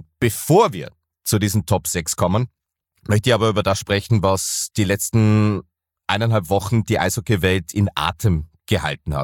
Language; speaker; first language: German; native; German